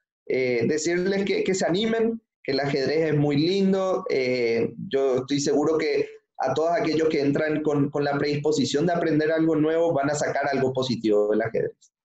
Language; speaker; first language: Spanish; native; Spanish